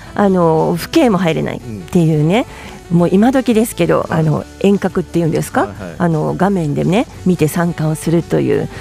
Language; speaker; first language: Japanese; native; Japanese